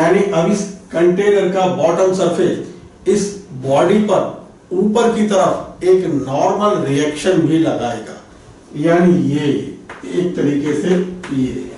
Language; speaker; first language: Hindi; native; Hindi